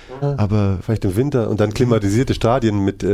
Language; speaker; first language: German; native; German